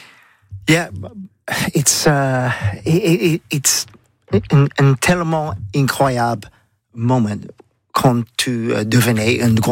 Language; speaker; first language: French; non-native, learner; English